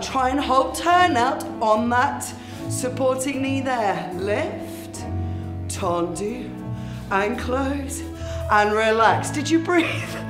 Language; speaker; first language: English; native; English